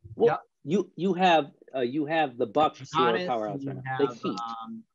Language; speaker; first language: English; native; English